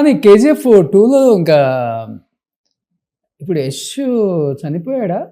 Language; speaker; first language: Telugu; native; Telugu